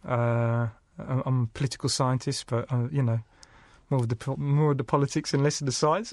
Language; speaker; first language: English; native; English